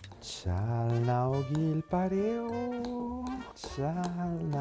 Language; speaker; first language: Korean; non-native, fluent; Italian